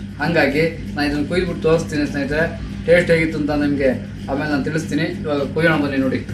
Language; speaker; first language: Kannada; native; Kannada